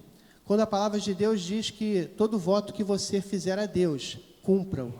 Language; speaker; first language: Portuguese; native; Portuguese